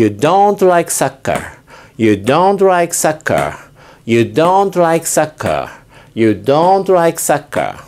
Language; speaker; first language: English; non-native, fluent; Japanese